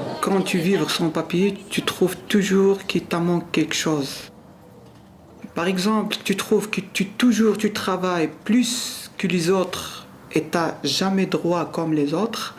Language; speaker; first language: French; non-native, learner; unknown